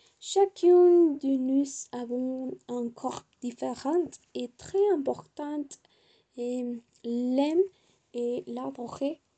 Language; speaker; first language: French; non-native, learner; Spanish